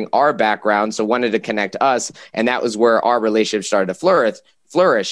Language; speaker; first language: English; native; English